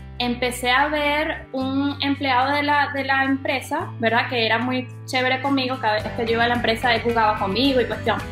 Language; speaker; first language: Spanish; native; Spanish